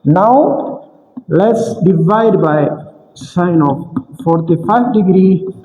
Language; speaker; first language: English; non-native, local second language; Amharic